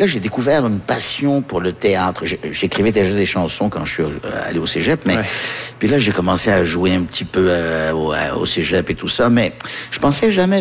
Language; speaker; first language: French; early bilingual, other home language; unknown